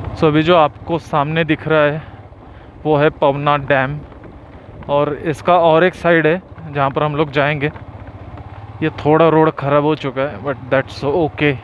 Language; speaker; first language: Hindi; non-native, local second language; Marathi